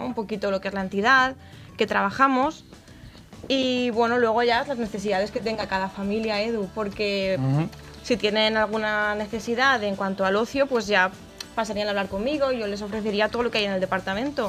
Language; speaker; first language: Spanish; native; Spanish